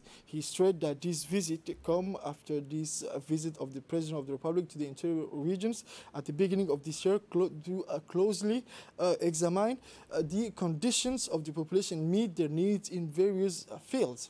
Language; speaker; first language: English; non-native, fluent; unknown